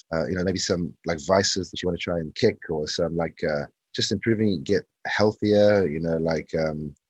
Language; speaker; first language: English; native; English